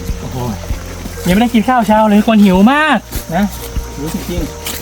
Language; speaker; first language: Thai; native; Thai